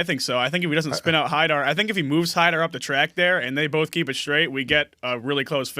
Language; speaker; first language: English; native; English